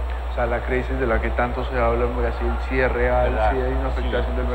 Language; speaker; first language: Spanish; native; Spanish